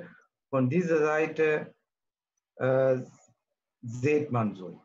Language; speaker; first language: German; non-native, learner; Tamil